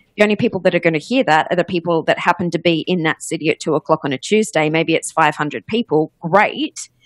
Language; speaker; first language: English; native; English